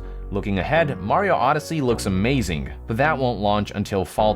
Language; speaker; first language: English; native; English